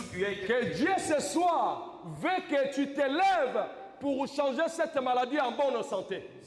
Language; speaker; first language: French; non-native, local second language; Lingala